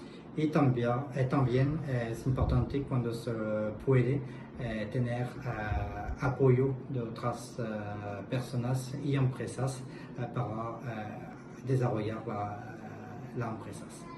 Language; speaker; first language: Spanish; non-native, fluent; French